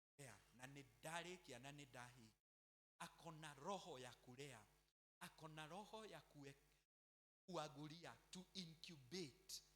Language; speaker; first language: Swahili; non-native, local second language; Kikuyu